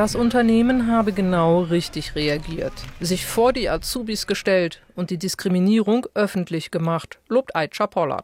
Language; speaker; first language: German; native; German